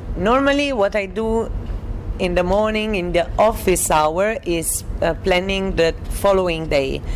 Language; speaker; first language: English; non-native, fluent; Italian